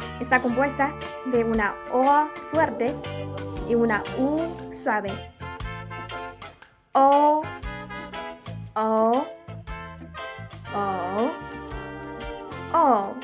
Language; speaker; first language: Spanish; non-native, fluent; Chinese